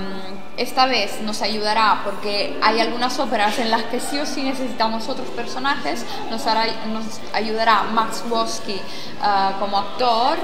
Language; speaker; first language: Spanish; non-native, fluent; Italian